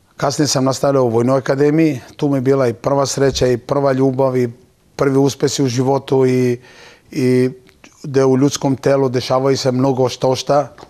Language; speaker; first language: Bosnian; non-native, local second language; Turkish